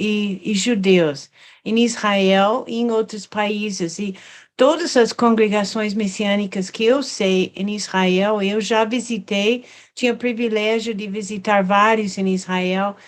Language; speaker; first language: Portuguese; non-native, fluent; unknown